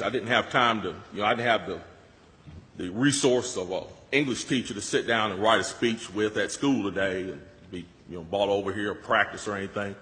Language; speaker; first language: English; native; English